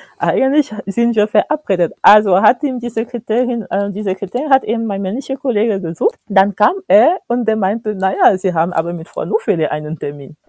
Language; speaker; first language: German; non-native, fluent; French